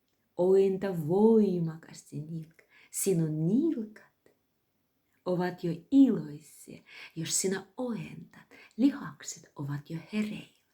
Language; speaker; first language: Finnish; non-native, fluent; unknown